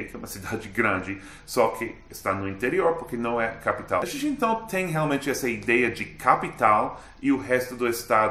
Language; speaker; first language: Portuguese; non-native, fluent; English